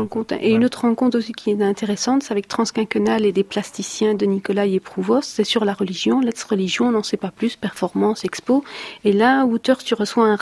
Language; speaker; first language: French; native; French